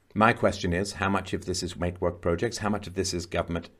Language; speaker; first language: English; native; English